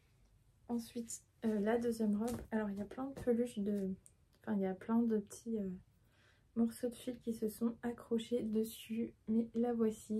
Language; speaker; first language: French; native; French